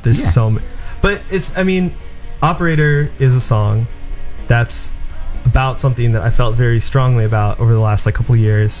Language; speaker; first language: English; early bilingual, other home language; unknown